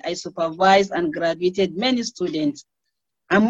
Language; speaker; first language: English; non-native, local second language; Hausa